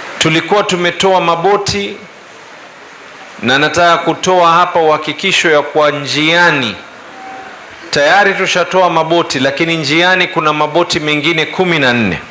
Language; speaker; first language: Swahili; native; Swahili